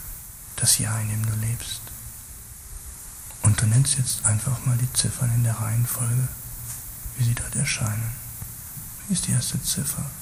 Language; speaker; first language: German; native; German